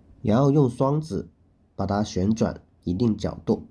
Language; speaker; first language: Chinese; native; Chinese